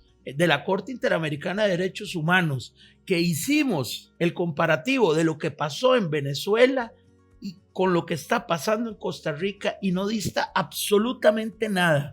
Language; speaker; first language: Spanish; native; Spanish